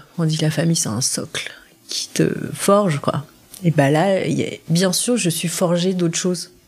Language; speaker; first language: French; native; French